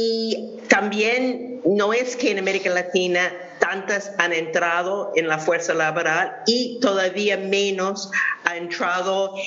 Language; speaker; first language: Spanish; non-native, fluent; English